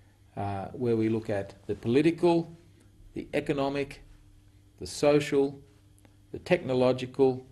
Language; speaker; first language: English; native; English